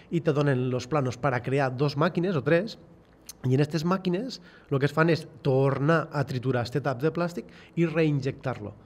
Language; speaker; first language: Catalan; native; Catalan